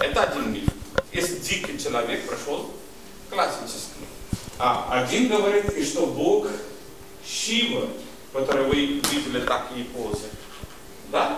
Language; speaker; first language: Russian; non-native, learner; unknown